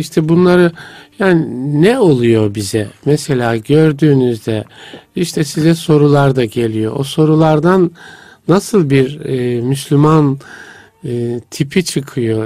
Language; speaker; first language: Turkish; native; Turkish